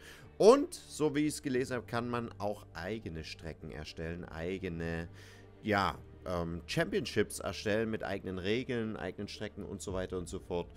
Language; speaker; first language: German; native; German